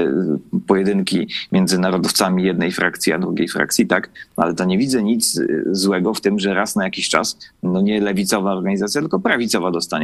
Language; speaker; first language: Polish; native; Polish